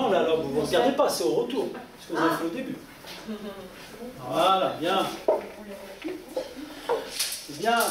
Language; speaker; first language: French; native; French